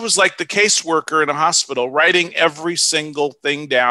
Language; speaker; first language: English; native; English